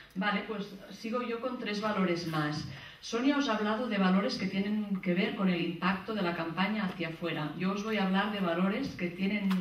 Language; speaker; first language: Spanish; non-native, local second language; Catalan